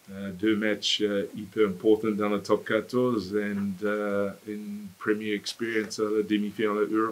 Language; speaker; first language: French; non-native, fluent; English